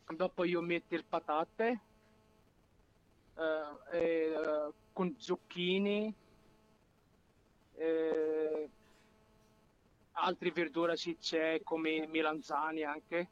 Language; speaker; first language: Italian; non-native, learner; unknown